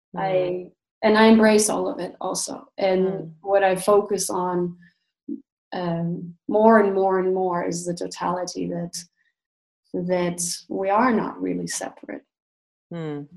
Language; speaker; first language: English; non-native, fluent; Russian